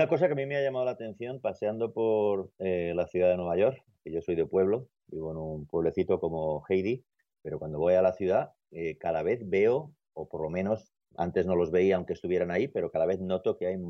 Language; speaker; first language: Spanish; native; Spanish